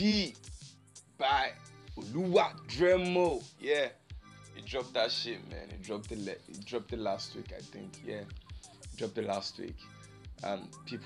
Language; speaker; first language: English; non-native, local second language; Yoruba